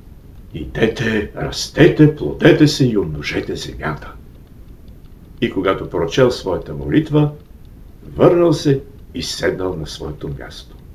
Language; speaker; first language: Bulgarian; native; Bulgarian